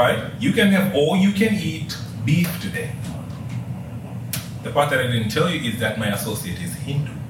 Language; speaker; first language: English; non-native, local second language; Swahili